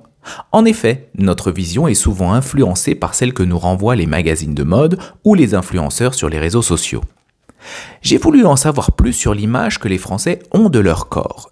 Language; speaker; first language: French; native; French